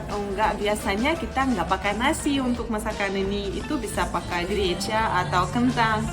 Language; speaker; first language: Indonesian; non-native, fluent; Russian